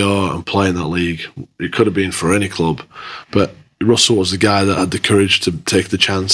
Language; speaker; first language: English; native; English